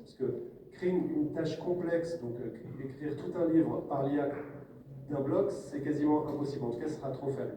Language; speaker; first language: French; native; French